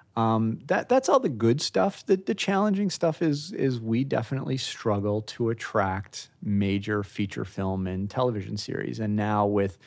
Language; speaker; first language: English; native; English